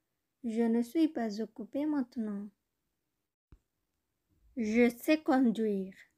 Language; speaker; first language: French; non-native, learner; Bangla